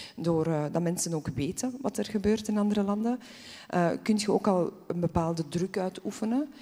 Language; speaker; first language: Dutch; early bilingual, other home language; Polish